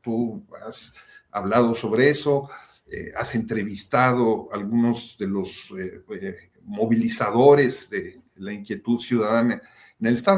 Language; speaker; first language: Spanish; native; Spanish